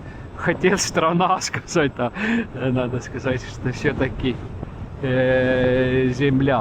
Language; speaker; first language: Russian; non-native, local second language; Estonian